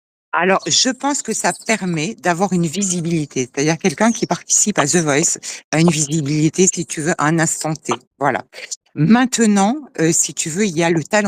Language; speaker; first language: French; native; French